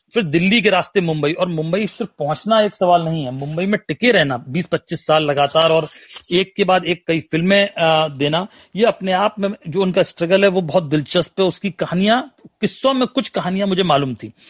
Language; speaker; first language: Hindi; native; Hindi